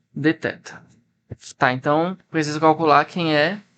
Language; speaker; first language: Portuguese; native; Portuguese